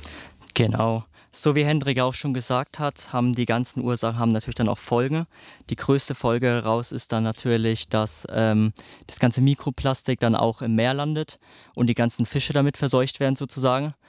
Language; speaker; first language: German; native; German